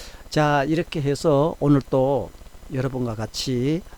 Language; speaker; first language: Korean; native; Korean